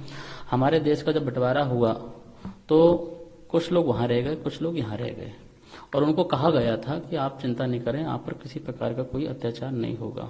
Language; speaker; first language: Hindi; native; Hindi